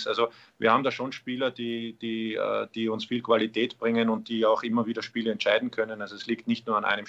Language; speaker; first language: German; native; German